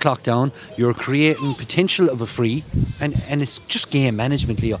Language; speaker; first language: English; native; English